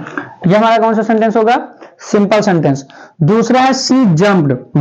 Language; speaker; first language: Hindi; native; Hindi